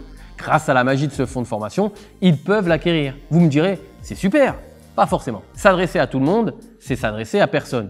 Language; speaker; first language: French; native; French